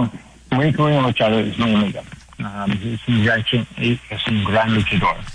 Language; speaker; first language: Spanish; non-native, learner; English